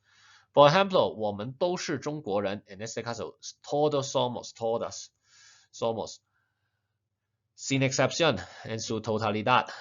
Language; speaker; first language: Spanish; non-native, fluent; Chinese